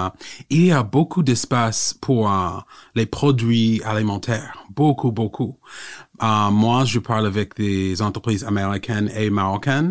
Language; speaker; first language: French; non-native, fluent; English